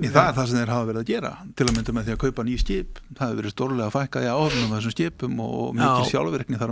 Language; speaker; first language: Icelandic; native; Icelandic